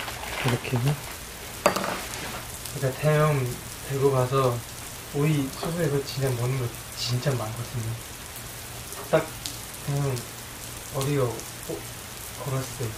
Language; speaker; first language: Korean; non-native, learner; Chinese